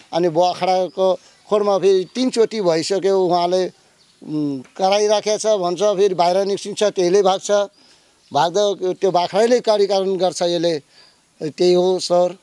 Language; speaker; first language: Nepali; non-native, local second language; Rana Tharu